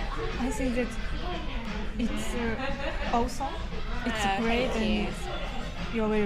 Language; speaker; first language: English; non-native, fluent; Russian